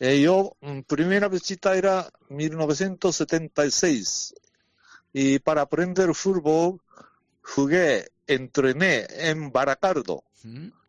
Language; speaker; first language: Spanish; non-native, learner; Japanese